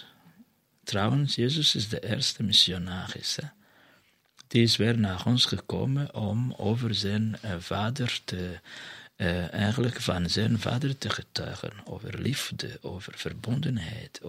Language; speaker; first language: Dutch; non-native, fluent; Kinyarwanda